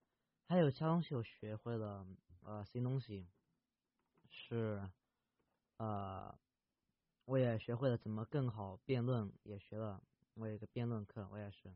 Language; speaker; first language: Chinese; early bilingual, heritage; Chinese